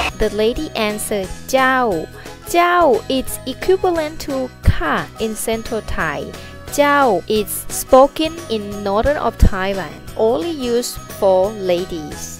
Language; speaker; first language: English; non-native, fluent; Thai